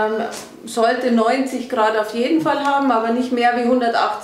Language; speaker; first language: German; native; German